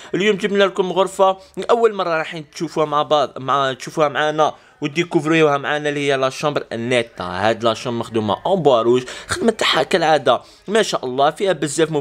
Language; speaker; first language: Arabic; native; Arabic